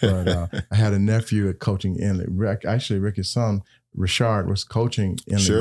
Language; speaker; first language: English; native; English